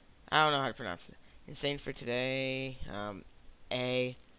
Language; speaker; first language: English; native; English